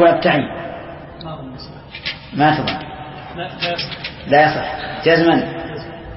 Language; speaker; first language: Arabic; native; Arabic